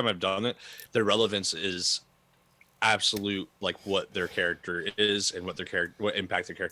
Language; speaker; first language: English; native; English